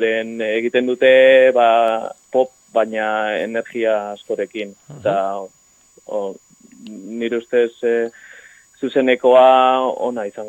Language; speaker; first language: Basque; non-native, local second language; Spanish